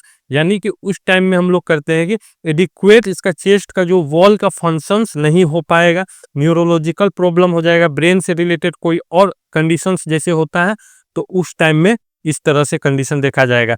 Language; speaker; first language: Hindi; native; Hindi